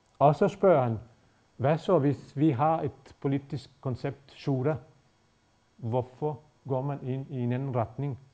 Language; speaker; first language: Danish; non-native, fluent; Bosnian